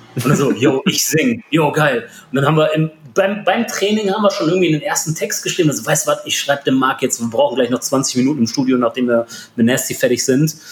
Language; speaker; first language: German; early bilingual, other home language; Polish